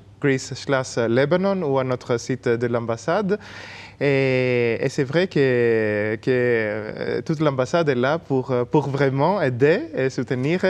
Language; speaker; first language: French; non-native, fluent; Greek